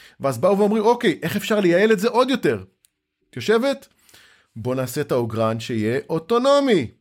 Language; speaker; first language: Hebrew; native; Hebrew